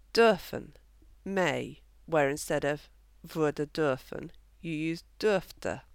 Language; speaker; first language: German; non-native, fluent; English